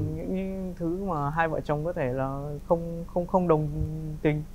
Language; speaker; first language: Vietnamese; early bilingual, heritage; Ukrainian